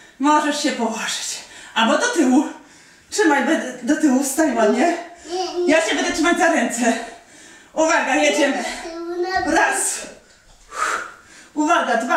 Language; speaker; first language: Polish; native; Polish